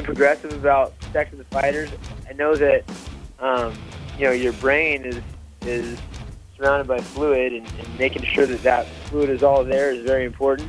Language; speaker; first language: English; native; English